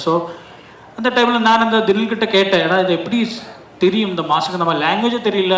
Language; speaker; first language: Tamil; non-native, learner; Malayalam